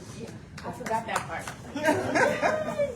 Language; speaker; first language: English; native; English